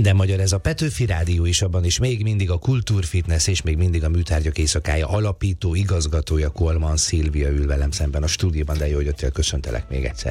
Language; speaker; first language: Hungarian; native; Hungarian